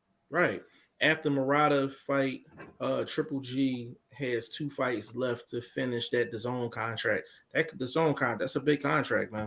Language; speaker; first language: English; native; English